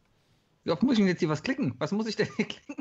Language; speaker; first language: German; native; German